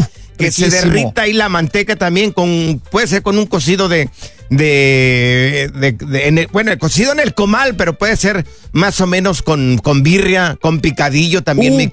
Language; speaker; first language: Spanish; native; Spanish